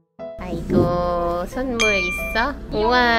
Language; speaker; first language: Korean; non-native, learner; Filipino